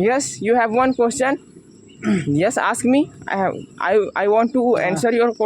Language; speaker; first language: English; non-native, learner; Hindi